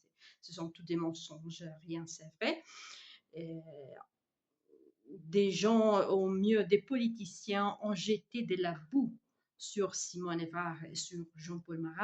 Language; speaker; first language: French; non-native, fluent; Italian